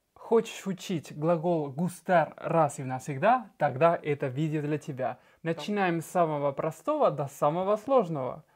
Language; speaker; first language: Russian; non-native, fluent; Spanish